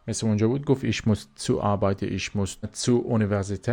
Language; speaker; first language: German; non-native, fluent; Persian